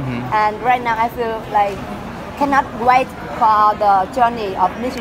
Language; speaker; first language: English; non-native, learner; Vietnamese